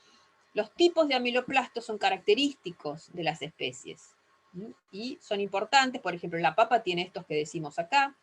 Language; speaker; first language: Spanish; native; Spanish